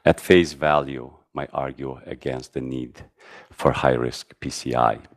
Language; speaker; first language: English; non-native, fluent; Albanian